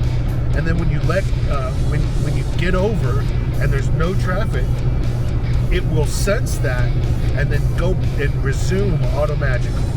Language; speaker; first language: English; native; English